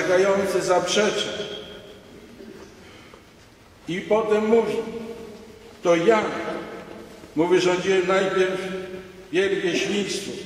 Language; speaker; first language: Polish; native; Polish